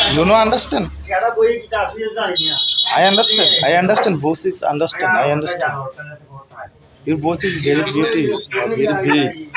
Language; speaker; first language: English; non-native, learner; Bangla